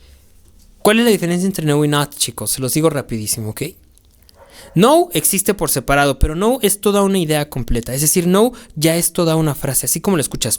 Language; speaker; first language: Spanish; native; Spanish